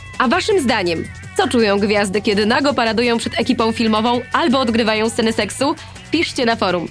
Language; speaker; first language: Polish; native; Polish